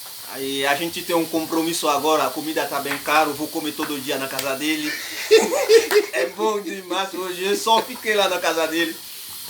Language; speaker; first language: Portuguese; non-native, learner; Haitian Creole